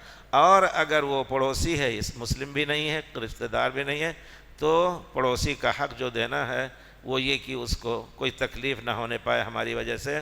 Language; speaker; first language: Urdu; native; Urdu